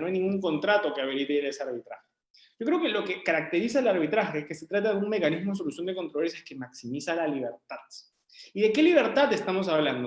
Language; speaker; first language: Spanish; native; Spanish